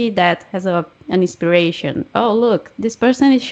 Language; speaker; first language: English; non-native, fluent; Portuguese